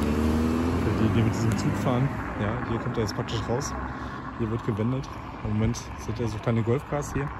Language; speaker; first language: German; native; German